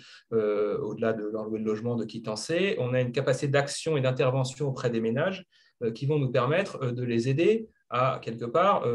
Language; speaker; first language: French; native; French